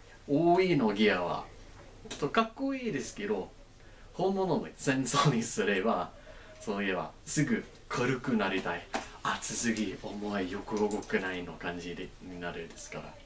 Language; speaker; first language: Japanese; non-native, learner; English